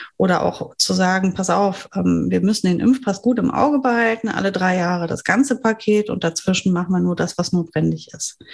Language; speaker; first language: German; non-native, fluent; French